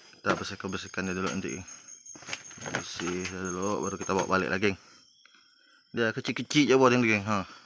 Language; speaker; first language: Malay; non-native, local second language; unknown